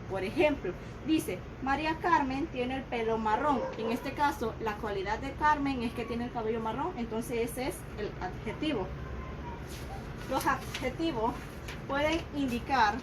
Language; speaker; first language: Spanish; native; Spanish